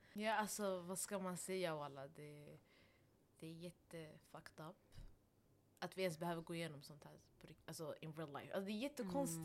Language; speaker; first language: Swedish; non-native, local second language; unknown